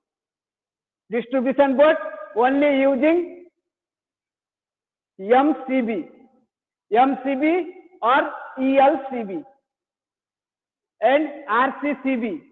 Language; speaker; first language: English; non-native, learner; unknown